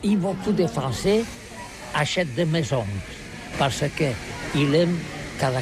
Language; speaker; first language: French; non-native, learner; Catalan